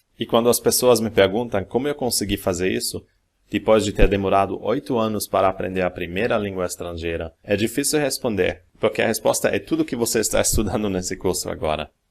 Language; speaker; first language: Portuguese; non-native, fluent; German